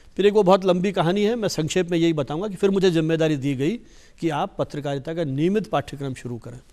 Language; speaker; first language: Hindi; native; Hindi